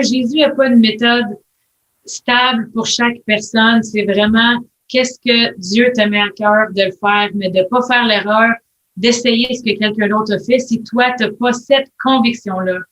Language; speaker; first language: French; native; French